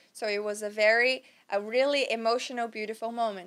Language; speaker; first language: English; non-native, fluent; Portuguese